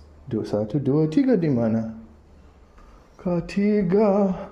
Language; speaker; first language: Indonesian; non-native, learner; English